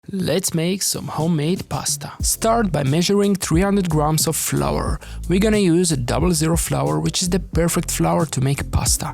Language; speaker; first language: English; non-native, fluent; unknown